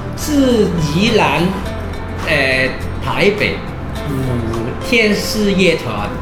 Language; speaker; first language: Chinese; non-native, fluent; Cantonese